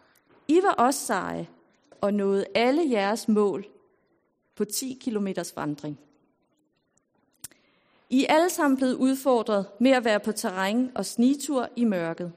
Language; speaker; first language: Danish; native; Danish